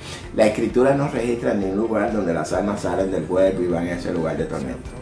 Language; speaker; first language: Spanish; native; Spanish